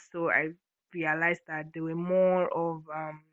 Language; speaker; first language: English; non-native, local second language; Ibibio